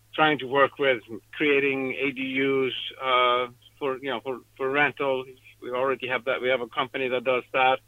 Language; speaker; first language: English; non-native, fluent; Icelandic